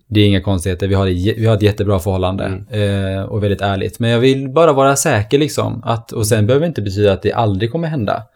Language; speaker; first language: Swedish; early bilingual, other home language; Norwegian